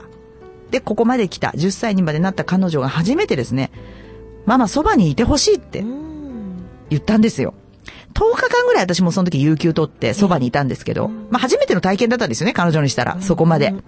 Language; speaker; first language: Japanese; native; Japanese